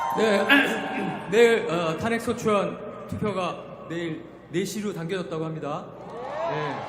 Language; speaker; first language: Korean; native; Korean